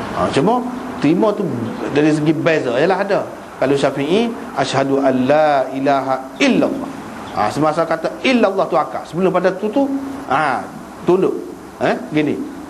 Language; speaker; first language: Malay; native; Malay